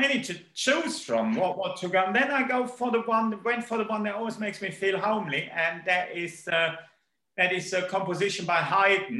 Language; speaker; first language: English; non-native, fluent; German